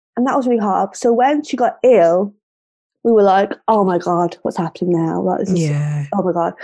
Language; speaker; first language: English; native; English